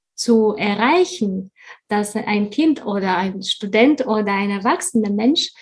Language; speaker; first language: German; non-native, fluent; Russian